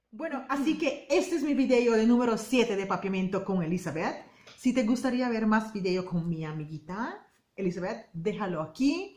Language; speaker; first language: Spanish; non-native, fluent; Papiamento